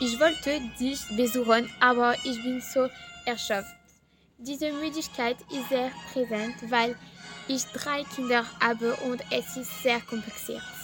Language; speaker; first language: German; non-native, learner; French